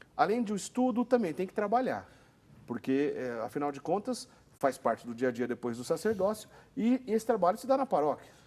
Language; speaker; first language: Portuguese; native; Portuguese